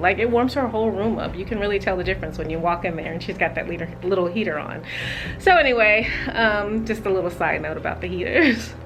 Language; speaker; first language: English; native; English